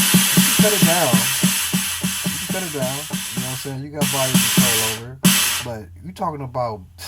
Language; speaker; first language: English; native; English